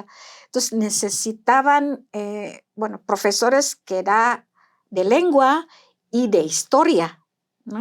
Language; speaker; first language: Spanish; non-native, fluent; Indonesian